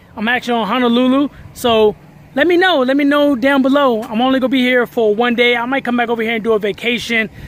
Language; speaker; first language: English; native; English